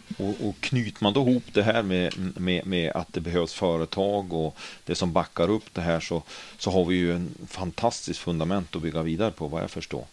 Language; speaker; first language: Swedish; native; Swedish